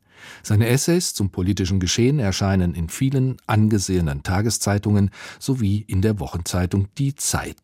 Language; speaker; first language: German; native; German